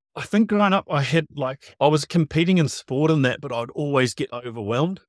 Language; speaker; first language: English; native; English